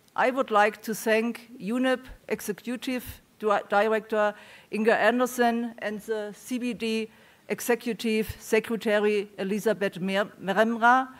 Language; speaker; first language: English; non-native, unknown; German